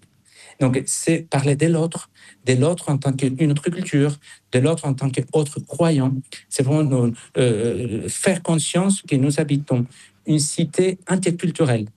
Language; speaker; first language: French; non-native, fluent; Spanish